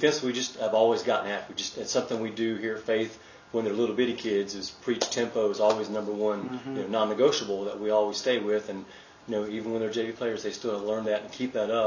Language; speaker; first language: English; native; English